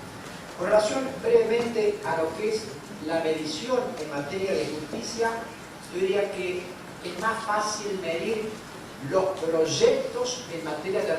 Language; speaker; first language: Spanish; native; Spanish